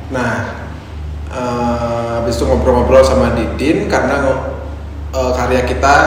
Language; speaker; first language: Indonesian; non-native, local second language; Balinese